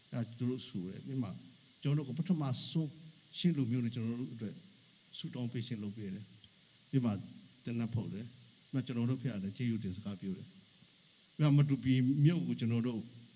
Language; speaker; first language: Burmese; non-native, local second language; Hakha Chin